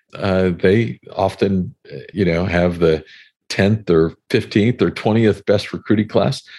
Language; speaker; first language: English; native; English